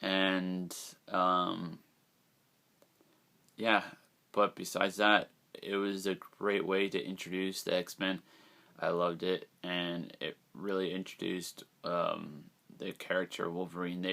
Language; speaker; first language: English; native; English